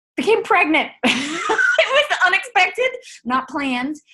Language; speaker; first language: English; native; English